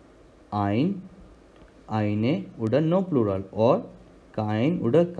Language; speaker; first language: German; non-native, learner; Hindi